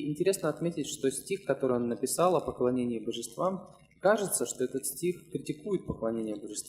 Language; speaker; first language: Russian; native; Russian